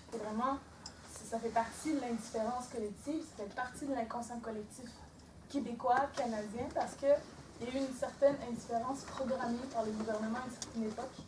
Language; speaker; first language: French; non-native, local second language; Innu-aimun